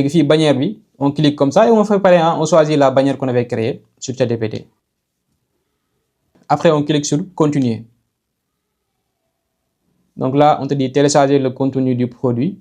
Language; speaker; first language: French; non-native, local second language; Wolof